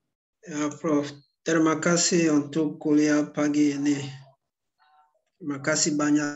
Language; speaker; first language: Indonesian; non-native, learner; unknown